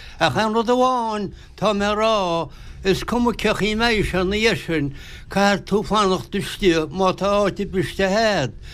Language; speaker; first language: Irish; native; Irish